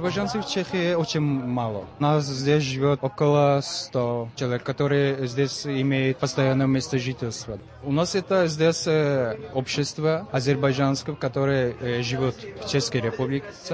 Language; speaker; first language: Russian; non-native, fluent; Azerbaijani